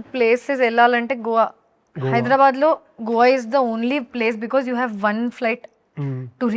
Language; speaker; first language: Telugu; non-native, local second language; Hindi